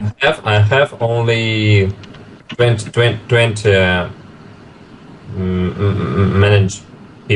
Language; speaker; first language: English; non-native, learner; Russian